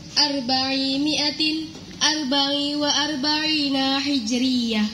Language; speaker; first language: Arabic; non-native, learner; Indonesian